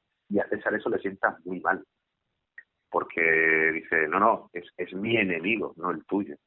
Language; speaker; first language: Spanish; native; Spanish